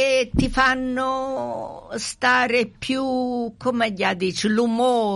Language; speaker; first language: Italian; early bilingual, heritage; Italian